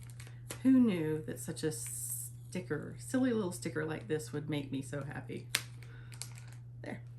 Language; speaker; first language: English; native; English